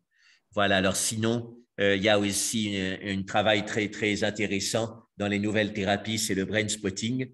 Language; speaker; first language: French; native; French